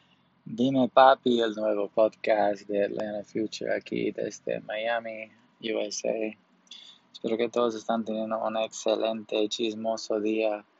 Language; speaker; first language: Spanish; early bilingual, heritage; Spanish